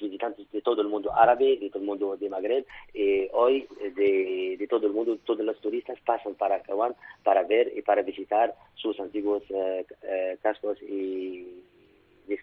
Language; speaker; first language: Spanish; non-native, fluent; Arabic